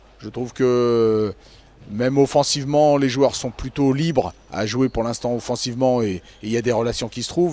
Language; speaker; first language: French; native; French